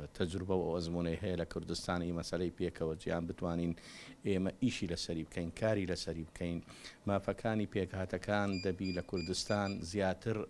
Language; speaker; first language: Central Kurdish; non-native, local second language; Assyrian Neo-Aramaic